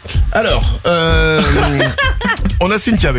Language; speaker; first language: French; native; French